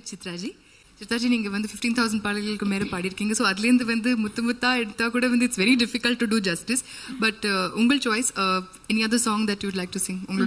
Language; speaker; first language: Tamil; native; Tamil